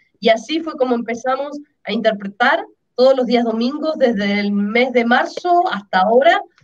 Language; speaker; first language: Spanish; native; Spanish